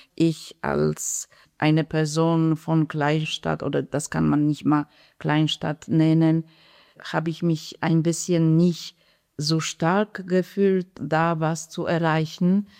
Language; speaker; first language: German; non-native, fluent; Polish